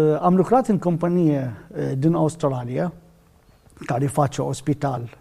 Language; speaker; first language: Romanian; non-native, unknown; Arabic